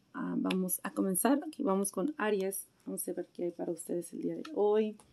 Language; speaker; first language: Spanish; early bilingual, heritage; Spanish